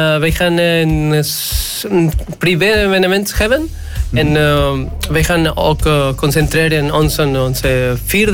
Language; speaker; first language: Dutch; non-native, learner; Spanish